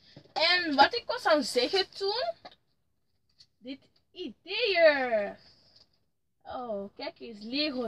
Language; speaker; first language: Dutch; early bilingual, other home language; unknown